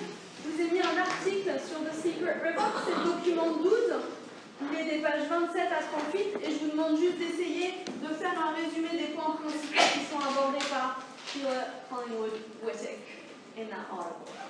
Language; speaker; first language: French; native; French